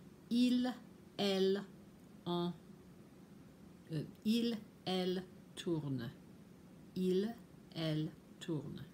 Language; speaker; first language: French; non-native, fluent; English